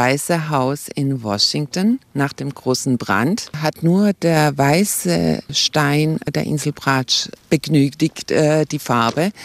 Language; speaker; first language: German; native; German